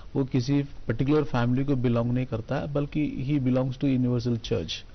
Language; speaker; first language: Hindi; non-native, local second language; Tamil